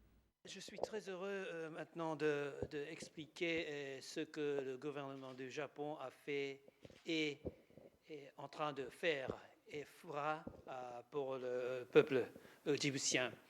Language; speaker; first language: French; non-native, learner; Japanese